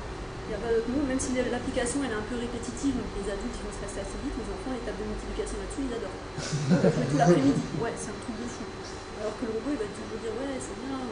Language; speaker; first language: French; native; French